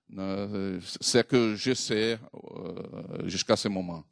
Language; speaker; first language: French; non-native, fluent; Portuguese